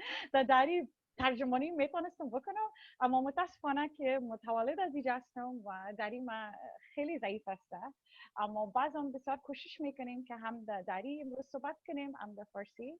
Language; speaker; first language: Persian; early bilingual, heritage; Persian